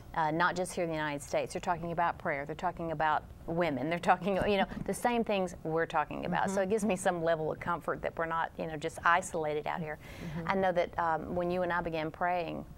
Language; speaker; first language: English; native; English